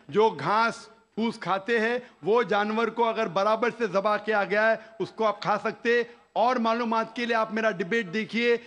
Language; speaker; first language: Hindi; non-native, local second language; Konkani